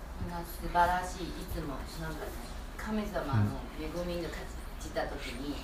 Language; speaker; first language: Japanese; non-native, fluent; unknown